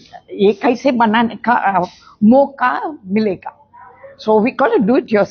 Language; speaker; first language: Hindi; non-native, local second language; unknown